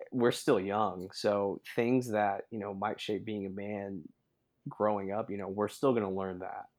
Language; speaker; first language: English; native; English